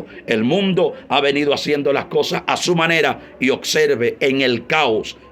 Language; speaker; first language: Spanish; native; Spanish